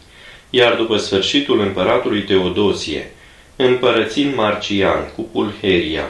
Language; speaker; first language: Romanian; native; Romanian